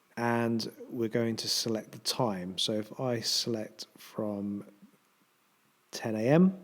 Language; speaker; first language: English; native; English